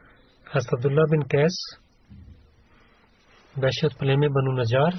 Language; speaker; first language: Bulgarian; non-native, learner; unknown